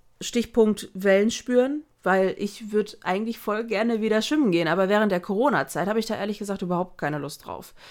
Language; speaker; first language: German; early bilingual, other home language; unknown